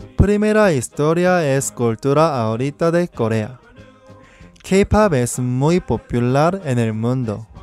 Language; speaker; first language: Spanish; non-native, learner; Korean